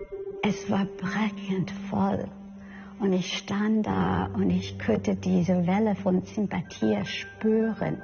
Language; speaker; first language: German; non-native, fluent; English